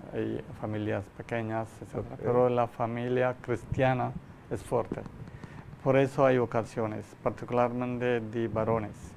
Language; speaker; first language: Spanish; non-native, learner; Malayalam